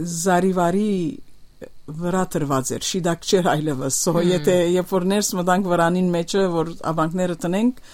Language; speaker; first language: Armenian; early bilingual, heritage; Armenian